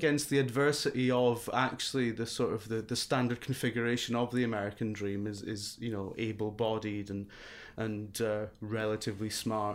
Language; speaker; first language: English; native; English